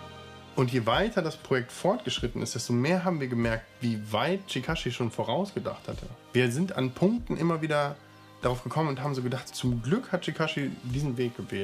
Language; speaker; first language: German; native; German